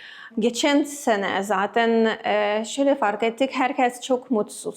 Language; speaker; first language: Turkish; non-native, learner; Russian